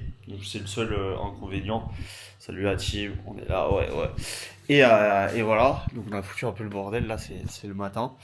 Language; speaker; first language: French; native; French